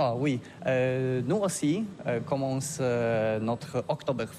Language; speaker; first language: French; non-native, learner; Polish